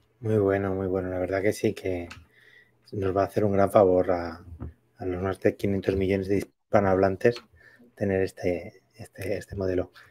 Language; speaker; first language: Spanish; native; Spanish